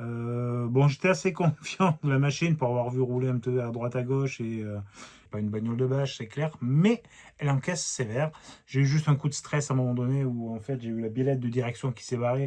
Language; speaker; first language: French; native; French